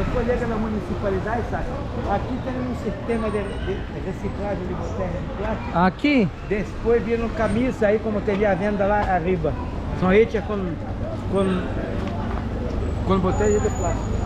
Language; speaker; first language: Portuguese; non-native, learner; Polish